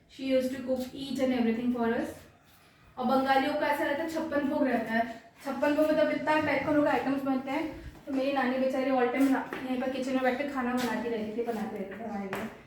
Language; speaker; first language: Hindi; non-native, local second language; Bangla